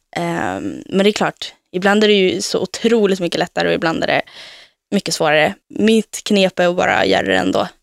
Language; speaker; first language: Swedish; native; Swedish